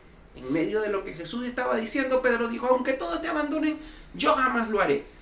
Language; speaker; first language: Spanish; native; Spanish